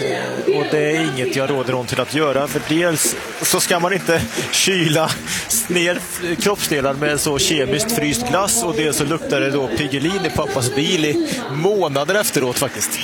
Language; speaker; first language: Swedish; native; Swedish